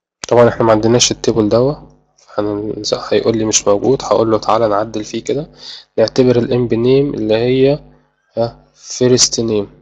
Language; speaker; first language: Arabic; native; Arabic